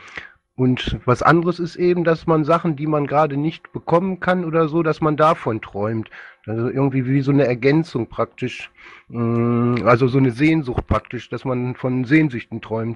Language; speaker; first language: German; native; German